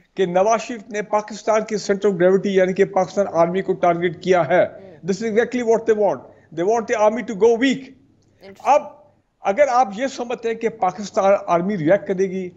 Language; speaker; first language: Urdu; native; Urdu